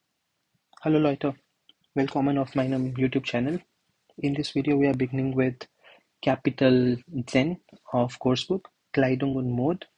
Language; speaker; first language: German; non-native, learner; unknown